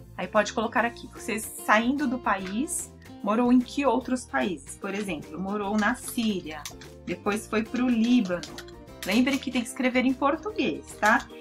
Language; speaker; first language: Portuguese; native; Portuguese